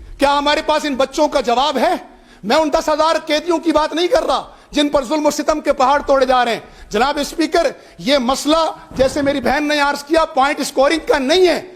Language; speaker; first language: Urdu; non-native, local second language; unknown